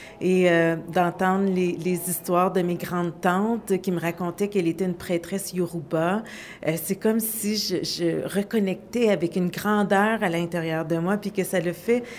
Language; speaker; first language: French; native; French